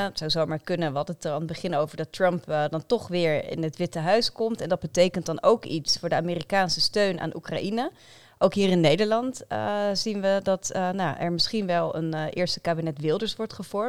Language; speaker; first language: Dutch; native; Dutch